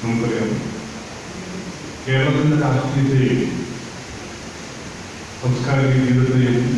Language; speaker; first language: Malayalam; native; Malayalam